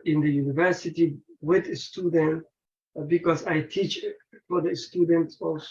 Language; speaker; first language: English; non-native, learner; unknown